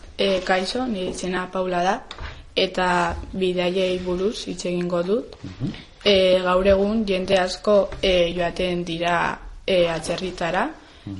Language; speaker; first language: Basque; non-native, learner; Spanish